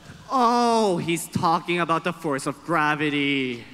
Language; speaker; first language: English; native; English